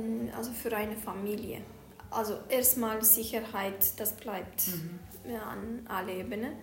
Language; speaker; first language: German; non-native, fluent; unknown